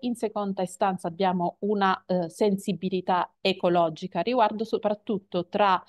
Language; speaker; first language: Italian; native; Italian